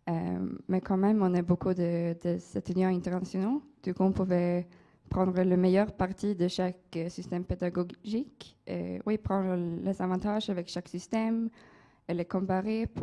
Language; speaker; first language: French; non-native, fluent; Swedish